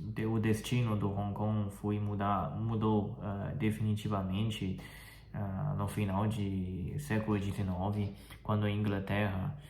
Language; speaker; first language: Portuguese; non-native, fluent; Chinese